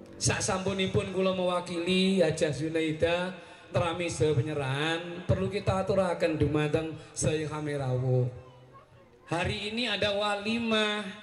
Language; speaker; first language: Javanese; native; Javanese